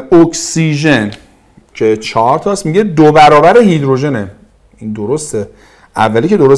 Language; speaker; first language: Persian; native; Persian